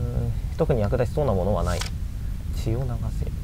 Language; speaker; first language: Japanese; native; Japanese